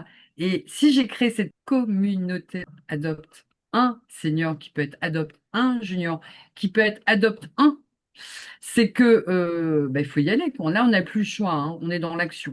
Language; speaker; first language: French; native; French